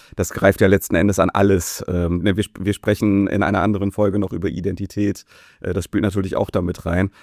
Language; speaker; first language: German; native; German